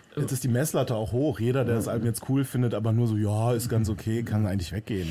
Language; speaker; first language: German; native; German